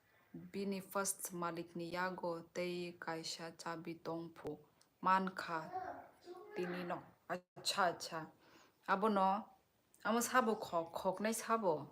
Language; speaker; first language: Hindi; non-native, local second language; Kok Borok